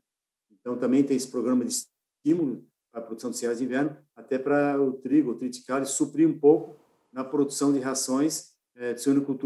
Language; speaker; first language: Portuguese; native; Portuguese